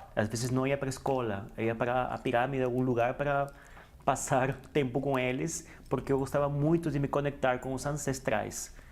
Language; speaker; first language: Portuguese; non-native, fluent; Spanish